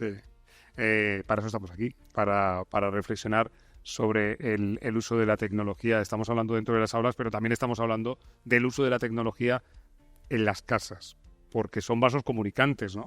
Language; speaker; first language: Spanish; native; Spanish